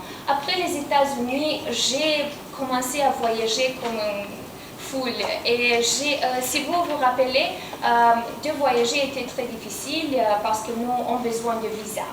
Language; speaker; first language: French; non-native, fluent; Romanian